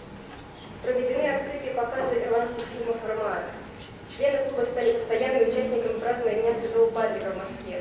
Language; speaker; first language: Russian; native; Russian